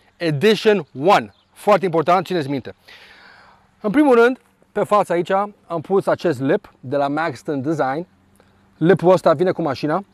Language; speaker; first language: Romanian; early bilingual, heritage; Romanian